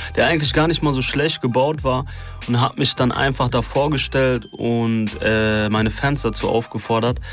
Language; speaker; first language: German; native; German